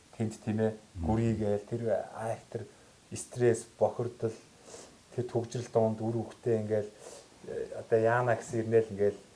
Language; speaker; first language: Mongolian; native; Mongolian